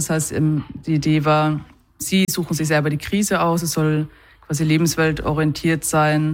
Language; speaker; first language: German; native; German